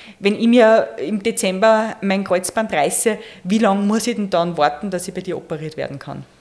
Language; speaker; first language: German; native; German